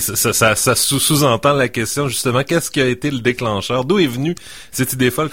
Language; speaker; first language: French; native; French